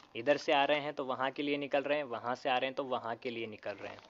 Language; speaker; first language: Hindi; native; Hindi